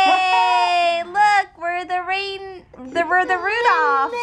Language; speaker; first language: English; native; English